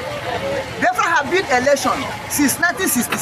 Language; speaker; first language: English; non-native, local second language; Igbo